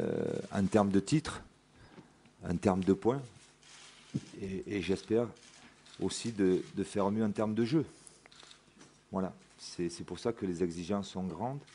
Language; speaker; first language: French; native; French